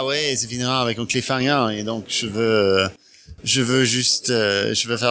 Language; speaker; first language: French; non-native, fluent; Norwegian